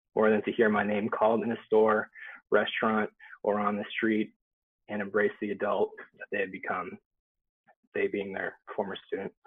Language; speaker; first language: English; native; English